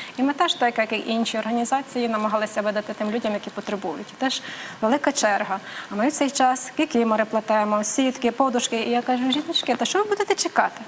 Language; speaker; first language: Ukrainian; native; Ukrainian